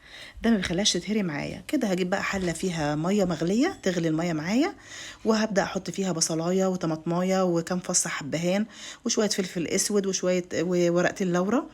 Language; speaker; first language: Arabic; native; Arabic